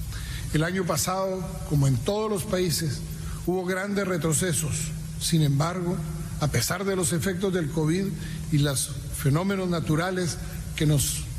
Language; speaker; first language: Spanish; native; Spanish